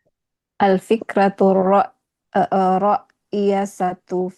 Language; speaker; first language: Arabic; non-native, learner; Indonesian